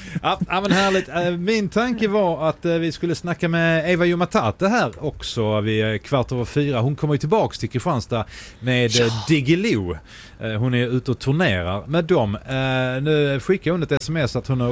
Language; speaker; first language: Swedish; native; Swedish